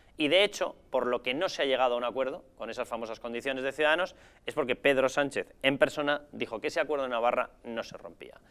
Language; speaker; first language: Spanish; native; Spanish